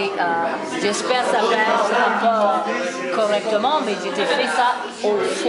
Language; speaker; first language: French; non-native, fluent; English